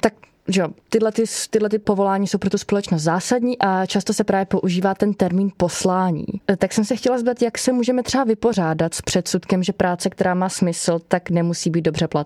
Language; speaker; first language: Czech; native; Czech